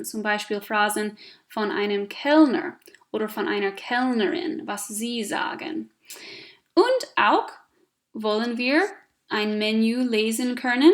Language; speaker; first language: German; non-native, fluent; English